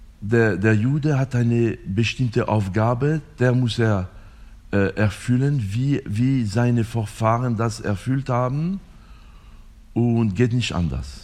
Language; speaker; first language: German; non-native, fluent; French